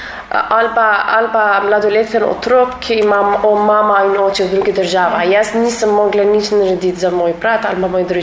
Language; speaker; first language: Slovenian; non-native, learner; Arabic